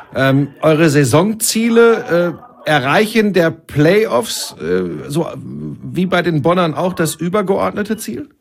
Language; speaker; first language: German; native; German